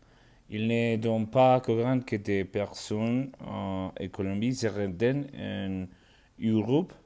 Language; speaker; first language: French; non-native, learner; Spanish